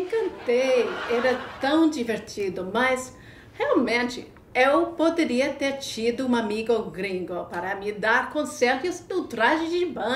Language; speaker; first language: Portuguese; non-native, fluent; English